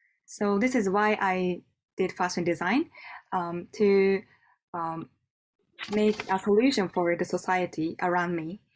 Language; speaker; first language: English; non-native, learner; Japanese